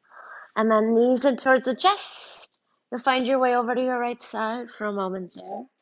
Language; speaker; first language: English; native; English